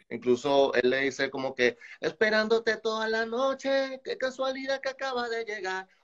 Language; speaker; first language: Spanish; native; Spanish